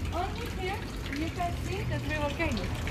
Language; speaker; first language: English; non-native, learner; Spanish